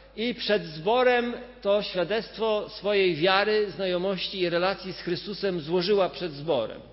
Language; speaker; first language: Polish; native; Polish